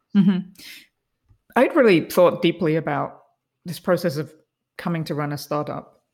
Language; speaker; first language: English; native; English